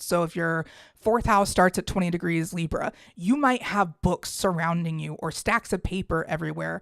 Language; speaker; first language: English; native; English